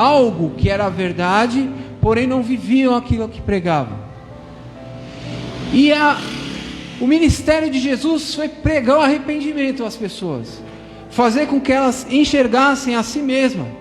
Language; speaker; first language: Portuguese; native; Portuguese